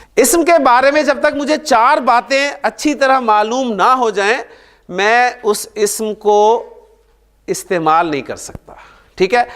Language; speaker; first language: Urdu; native; Urdu